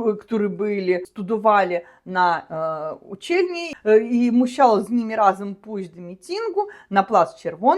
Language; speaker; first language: Polish; non-native, learner; Russian